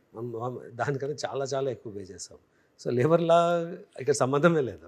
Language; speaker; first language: Telugu; native; Telugu